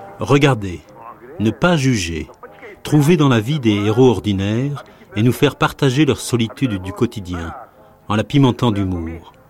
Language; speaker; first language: French; native; French